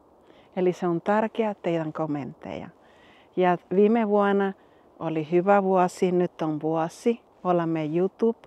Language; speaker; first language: Finnish; non-native, learner; Spanish